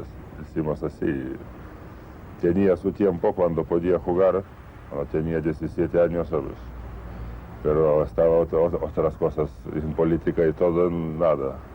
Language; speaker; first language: Spanish; non-native, learner; Lithuanian